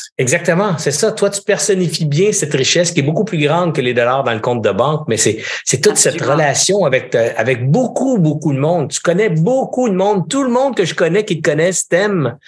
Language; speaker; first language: French; native; French